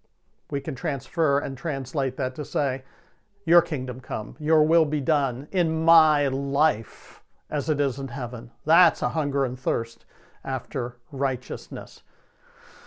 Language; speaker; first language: English; native; English